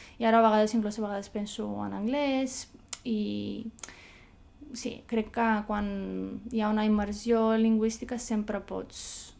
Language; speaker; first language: Catalan; non-native, fluent; Greek